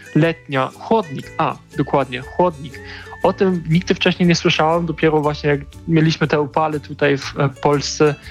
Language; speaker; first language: Polish; non-native, fluent; German